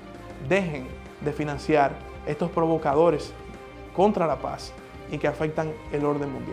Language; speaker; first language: Spanish; native; Spanish